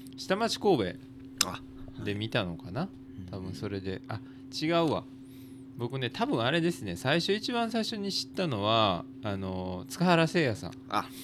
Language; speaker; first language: Japanese; native; Japanese